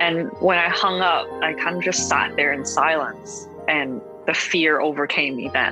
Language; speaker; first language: English; non-native, local second language; Cantonese